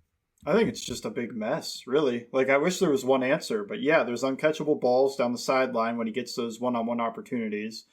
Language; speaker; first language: English; native; English